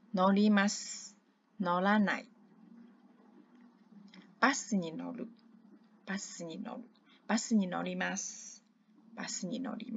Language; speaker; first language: Japanese; non-native, fluent; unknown